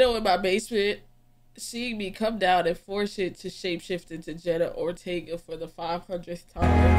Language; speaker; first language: English; native; English